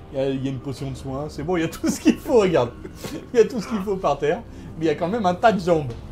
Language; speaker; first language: French; native; French